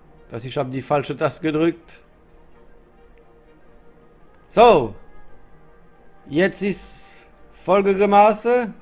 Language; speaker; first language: German; non-native, learner; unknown